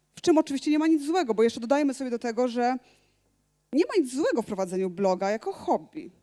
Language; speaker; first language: Polish; native; Polish